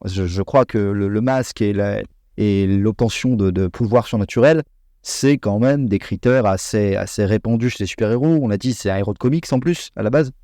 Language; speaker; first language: French; native; French